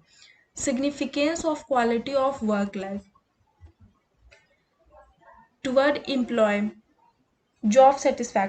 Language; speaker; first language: English; non-native, local second language; Hindi